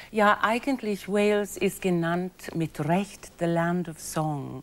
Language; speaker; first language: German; non-native, fluent; English